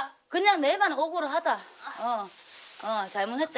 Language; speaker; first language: Korean; native; Korean